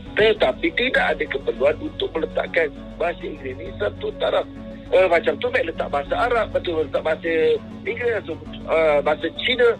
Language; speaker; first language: Malay; native; Malay